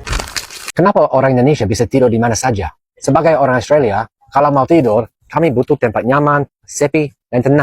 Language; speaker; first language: Indonesian; non-native, fluent; English